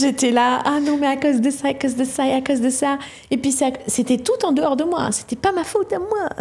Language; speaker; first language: French; native; French